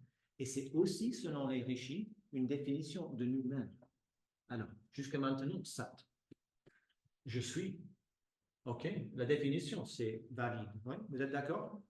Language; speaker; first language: French; non-native, fluent; English